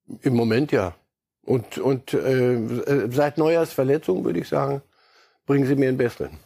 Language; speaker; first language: German; native; German